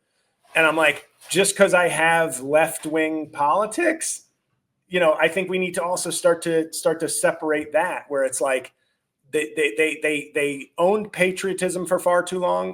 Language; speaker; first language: English; native; English